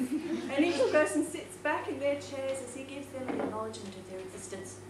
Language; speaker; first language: English; native; English